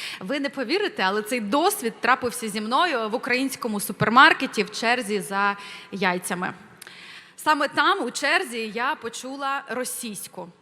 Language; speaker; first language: Ukrainian; non-native, local second language; Russian